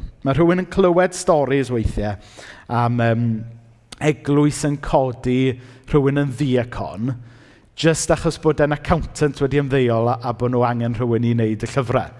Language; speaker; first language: Welsh; native; Welsh